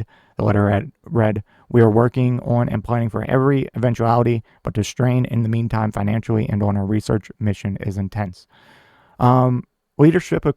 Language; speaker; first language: English; native; English